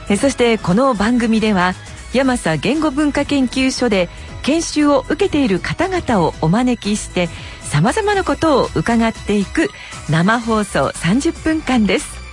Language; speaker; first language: Japanese; native; Japanese